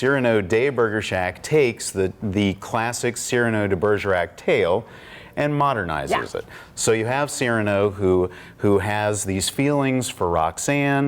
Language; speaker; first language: English; native; English